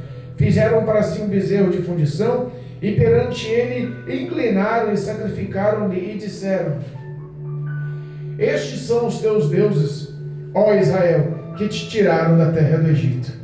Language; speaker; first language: Portuguese; native; Portuguese